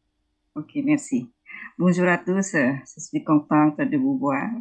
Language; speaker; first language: French; non-native, fluent; Indonesian